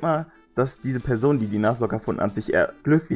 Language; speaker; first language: German; native; German